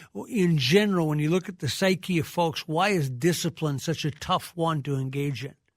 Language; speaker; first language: English; native; English